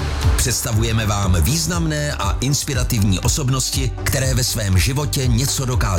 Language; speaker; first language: Czech; native; Czech